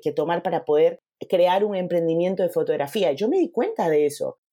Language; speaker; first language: Spanish; native; Spanish